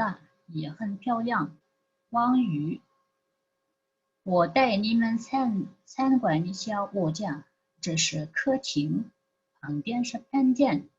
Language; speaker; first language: Chinese; non-native, fluent; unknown